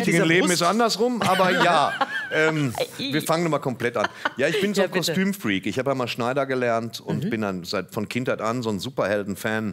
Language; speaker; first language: German; native; German